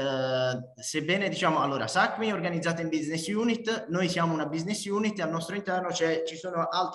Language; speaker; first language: Italian; native; Italian